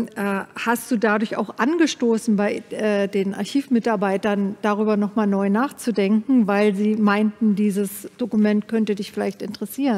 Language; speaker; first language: German; native; German